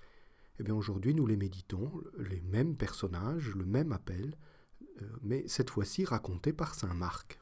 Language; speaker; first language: French; native; French